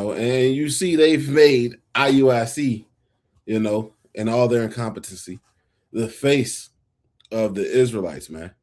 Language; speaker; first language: English; native; English